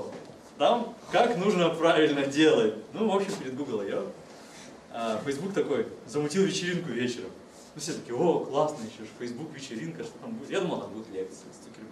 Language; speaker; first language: Russian; native; Russian